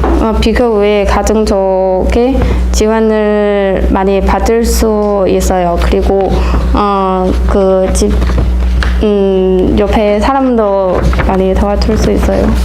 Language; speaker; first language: Korean; non-native, learner; Chinese